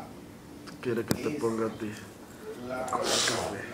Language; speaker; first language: Spanish; native; Spanish